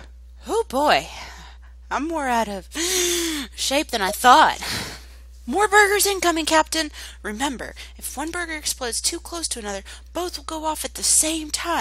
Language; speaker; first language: English; native; English